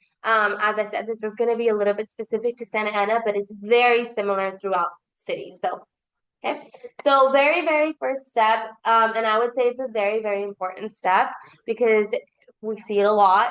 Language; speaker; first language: English; early bilingual, other home language; Spanish